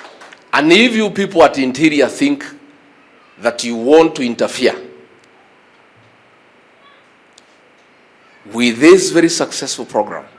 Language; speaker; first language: English; non-native, local second language; Kikuyu